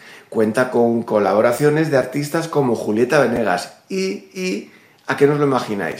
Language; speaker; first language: Spanish; native; Spanish